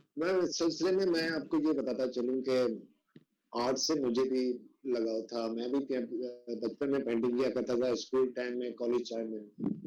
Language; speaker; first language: Urdu; non-native, local second language; Sindhi